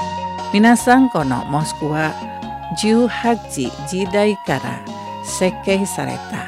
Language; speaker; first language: Japanese; non-native, learner; Indonesian